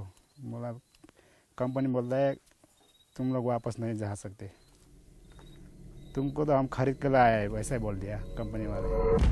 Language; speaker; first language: Hindi; non-native, learner; Nepali